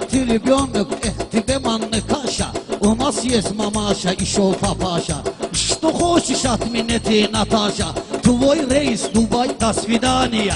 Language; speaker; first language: Russian; non-native, learner; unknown